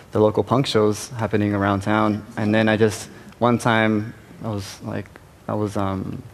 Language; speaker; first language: English; native; English